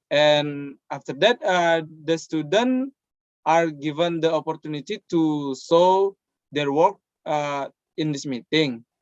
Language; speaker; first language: English; non-native, learner; Indonesian